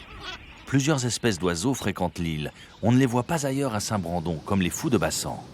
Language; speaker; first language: French; native; French